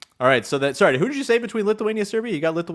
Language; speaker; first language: English; native; English